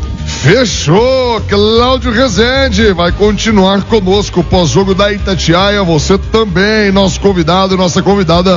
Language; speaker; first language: Portuguese; native; Portuguese